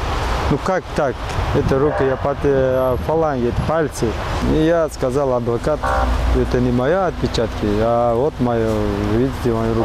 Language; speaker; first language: Russian; non-native, learner; Uzbek